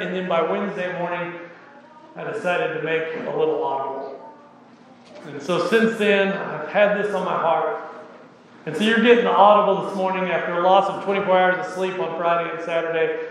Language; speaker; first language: English; native; English